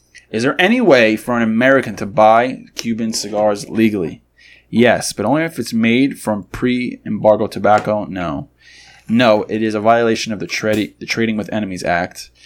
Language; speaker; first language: English; native; English